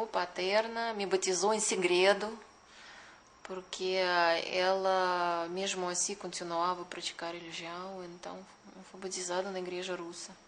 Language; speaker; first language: Portuguese; non-native, fluent; Russian